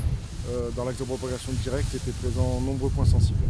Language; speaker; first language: French; native; French